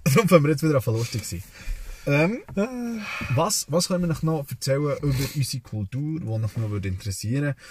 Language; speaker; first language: German; early bilingual, other home language; Serbian